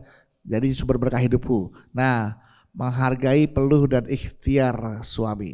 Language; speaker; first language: Indonesian; native; Indonesian